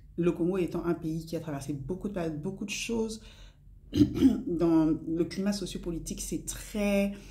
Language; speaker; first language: French; non-native, local second language; Lingala